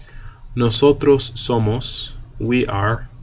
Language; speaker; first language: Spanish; non-native, fluent; English